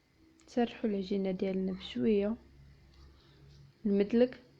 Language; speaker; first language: Arabic; native; Arabic